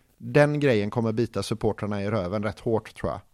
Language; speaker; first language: Swedish; native; Swedish